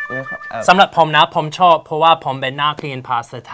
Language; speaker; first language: Thai; non-native, fluent; English